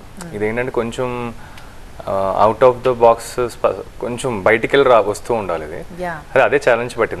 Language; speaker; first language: Telugu; native; Telugu